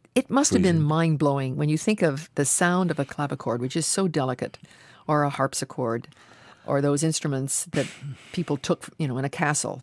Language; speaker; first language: English; native; English